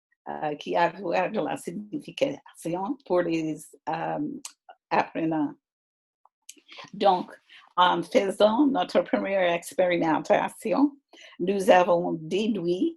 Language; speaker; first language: French; non-native, fluent; English